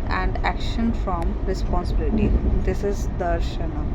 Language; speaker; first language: English; non-native, local second language; Hindi